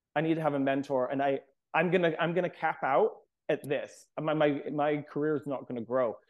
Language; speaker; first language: English; native; English